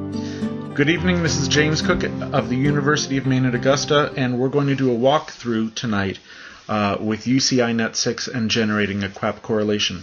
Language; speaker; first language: English; native; English